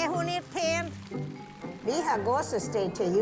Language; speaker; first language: Danish; early bilingual, heritage; English